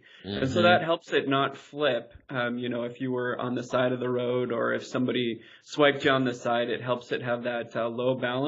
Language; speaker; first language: English; native; English